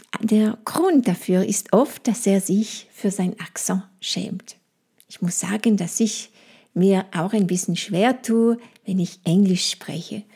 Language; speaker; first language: German; non-native, fluent; French